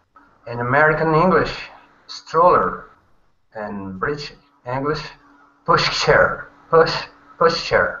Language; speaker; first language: English; non-native, fluent; Portuguese